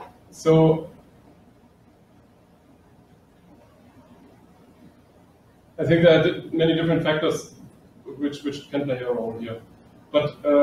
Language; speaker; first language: English; non-native, fluent; German